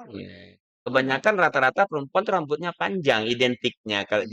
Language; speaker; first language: Indonesian; native; Indonesian